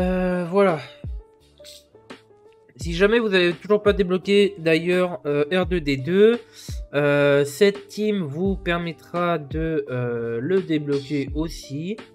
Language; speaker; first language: French; native; French